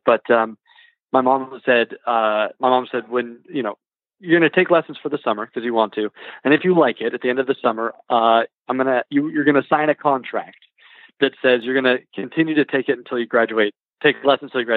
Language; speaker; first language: English; native; English